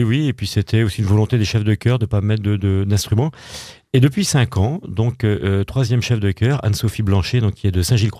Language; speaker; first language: French; native; French